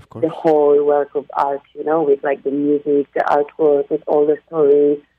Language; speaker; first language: English; non-native, fluent; Polish